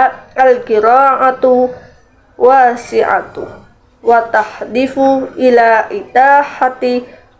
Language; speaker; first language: Arabic; non-native, learner; Indonesian